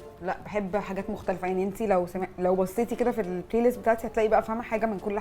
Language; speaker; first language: Arabic; native; Arabic